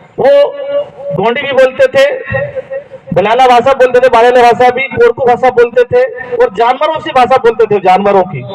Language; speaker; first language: Hindi; native; Hindi